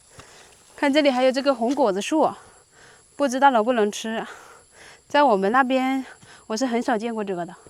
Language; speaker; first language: Chinese; native; Chinese